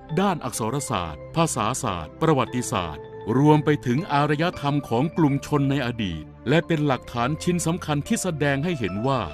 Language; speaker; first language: Thai; native; Thai